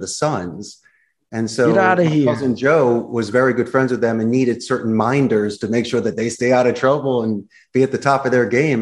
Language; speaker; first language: English; native; English